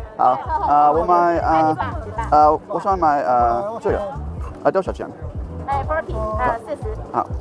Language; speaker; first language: Chinese; non-native, learner; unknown